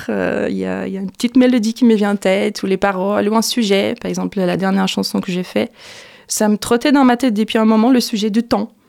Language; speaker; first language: French; non-native, fluent; Portuguese